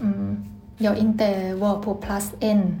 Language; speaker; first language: Swedish; non-native, learner; Thai